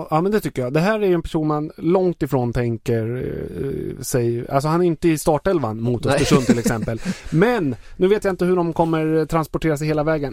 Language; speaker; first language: Swedish; native; Swedish